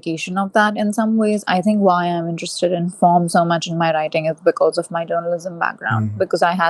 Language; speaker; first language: English; non-native, local second language; Hindi